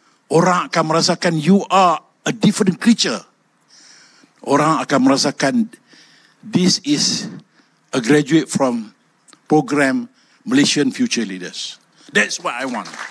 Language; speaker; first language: English; non-native, local second language; Malay